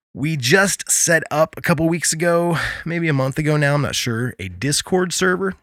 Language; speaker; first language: English; native; English